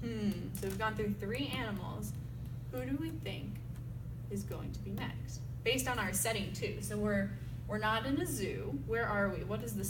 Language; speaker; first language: English; native; English